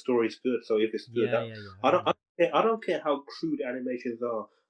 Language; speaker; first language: English; non-native, local second language; Cantonese